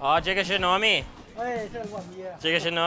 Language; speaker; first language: Chinese; non-native, fluent; English